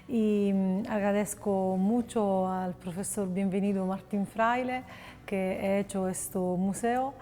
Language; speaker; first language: Spanish; non-native, fluent; Italian